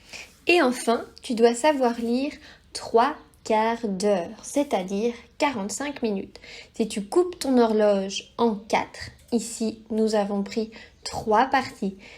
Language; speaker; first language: French; native; French